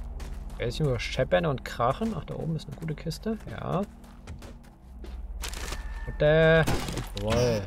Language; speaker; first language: German; native; German